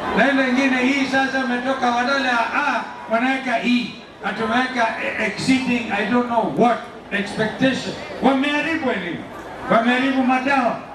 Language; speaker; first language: Swahili; non-native, local second language; Kamba